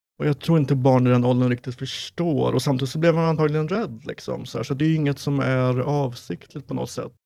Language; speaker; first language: Swedish; native; Swedish